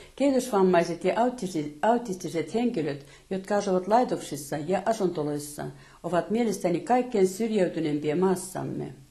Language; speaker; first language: Finnish; non-native, fluent; Russian